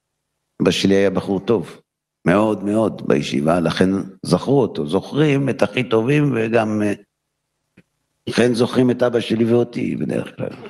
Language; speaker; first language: Hebrew; native; Hebrew